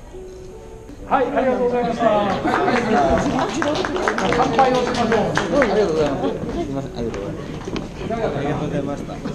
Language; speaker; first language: Japanese; native; Japanese